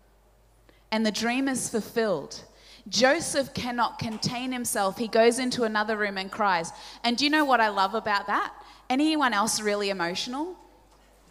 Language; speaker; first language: English; non-native, local second language; Polish